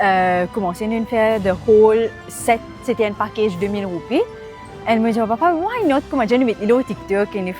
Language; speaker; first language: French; non-native, local second language; Morisyen